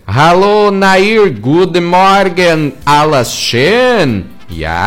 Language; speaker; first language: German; early bilingual, heritage; Portuguese